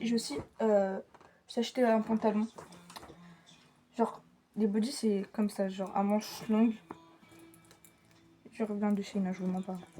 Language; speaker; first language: French; native; French